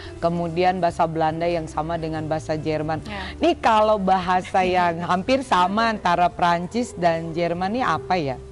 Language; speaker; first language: Indonesian; native; Indonesian